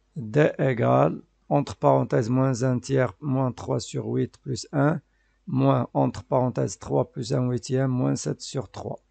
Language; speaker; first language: French; non-native, local second language; Arabic